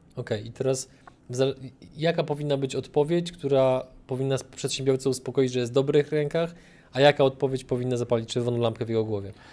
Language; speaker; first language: Polish; native; Polish